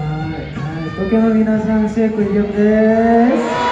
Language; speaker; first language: Japanese; non-native, learner; Korean